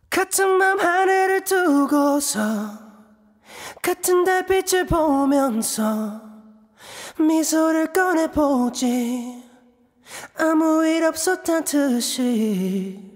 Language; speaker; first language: Korean; early bilingual, heritage; Korean